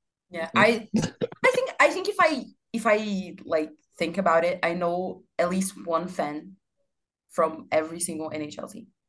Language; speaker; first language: English; non-native, fluent; Portuguese